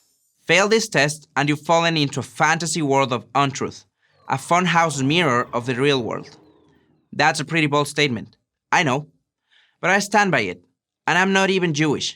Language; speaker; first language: English; non-native, fluent; Spanish